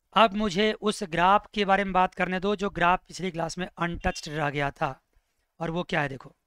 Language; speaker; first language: Hindi; native; Hindi